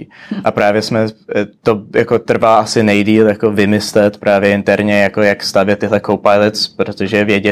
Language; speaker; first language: Czech; early bilingual, heritage; Czech